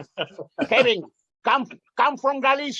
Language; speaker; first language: English; non-native, learner; Spanish